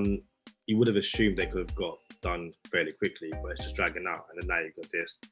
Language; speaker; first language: English; native; English